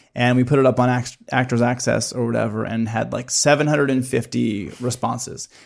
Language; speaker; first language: English; native; English